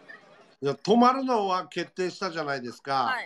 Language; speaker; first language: Japanese; native; Japanese